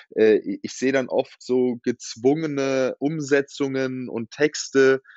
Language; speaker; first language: German; native; German